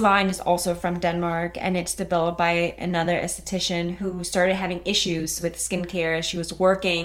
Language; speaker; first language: English; non-native, fluent; Danish